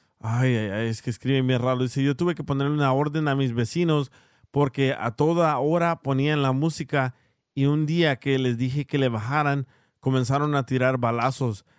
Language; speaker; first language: Spanish; early bilingual, heritage; Spanish